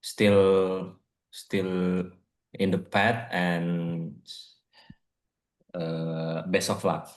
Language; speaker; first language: English; non-native, learner; Indonesian